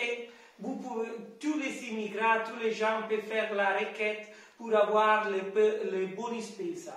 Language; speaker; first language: French; non-native, fluent; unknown